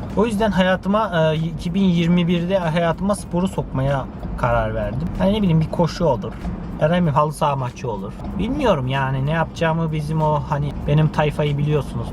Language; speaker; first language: Turkish; early bilingual, heritage; Turkish